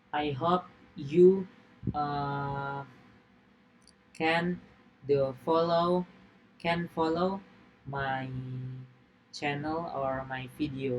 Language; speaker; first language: English; non-native, learner; Indonesian